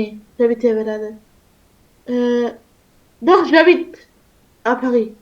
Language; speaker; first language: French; non-native, learner; Tamil